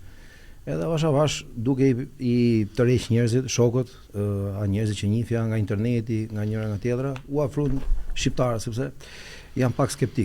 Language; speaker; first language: Albanian; native; Albanian